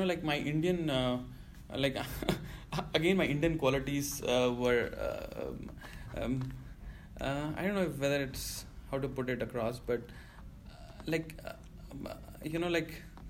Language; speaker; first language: English; non-native, local second language; Hindi